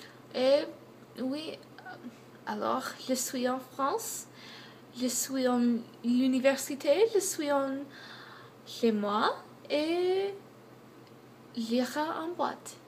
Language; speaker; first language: French; non-native, learner; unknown